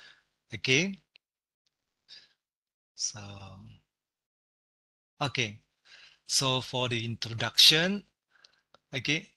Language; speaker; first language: English; non-native, local second language; Malay